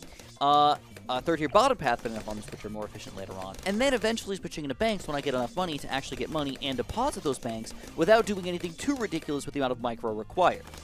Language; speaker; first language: English; native; English